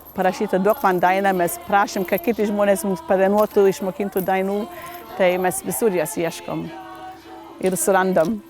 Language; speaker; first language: Lithuanian; early bilingual, heritage; English